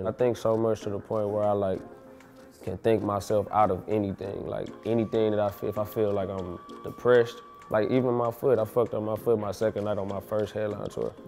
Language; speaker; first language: English; native; English